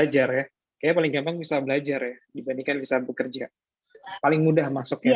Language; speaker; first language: Indonesian; native; Indonesian